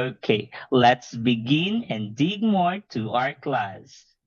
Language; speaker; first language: English; non-native, fluent; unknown